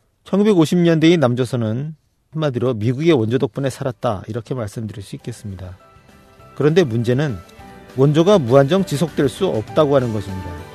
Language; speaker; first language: Korean; native; Korean